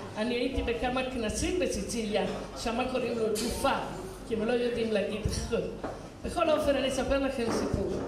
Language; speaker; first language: Hebrew; non-native, fluent; Italian